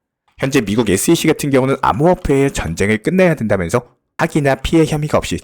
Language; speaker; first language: Korean; native; Korean